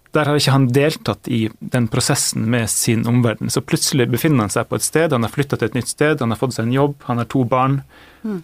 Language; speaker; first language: Norwegian; native; Norwegian